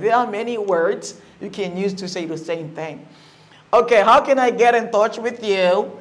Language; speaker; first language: English; non-native, fluent; Haitian Creole